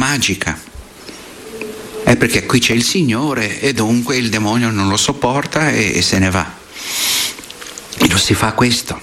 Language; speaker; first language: Italian; non-native, fluent; Portuguese